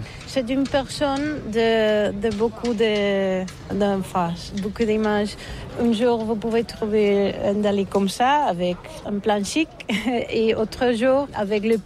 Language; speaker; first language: French; non-native, learner; Catalan